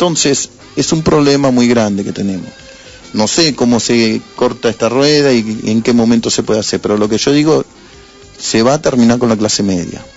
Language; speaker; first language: Spanish; native; Spanish